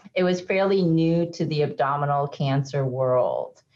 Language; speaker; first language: English; native; English